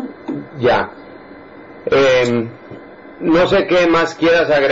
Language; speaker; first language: Spanish; native; Spanish